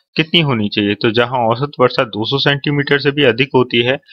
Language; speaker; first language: Hindi; native; Hindi